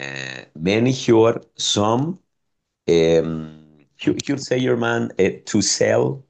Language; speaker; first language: Swedish; non-native, learner; Spanish